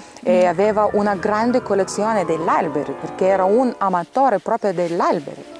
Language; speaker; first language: Italian; non-native, fluent; Lithuanian